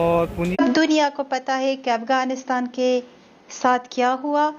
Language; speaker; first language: Hindi; non-native, learner; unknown